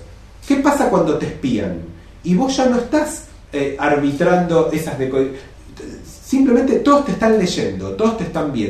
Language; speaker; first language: Spanish; native; Spanish